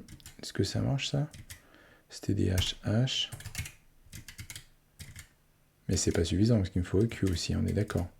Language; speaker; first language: French; native; French